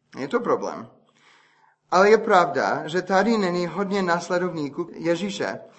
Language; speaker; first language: Czech; non-native, fluent; English